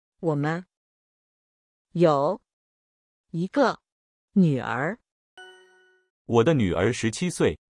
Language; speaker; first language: Chinese; non-native, learner; Korean